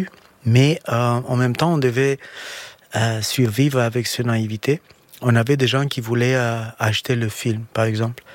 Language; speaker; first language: French; non-native, fluent; Romanian